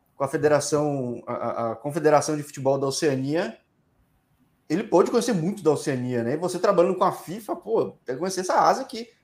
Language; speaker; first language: Portuguese; native; Portuguese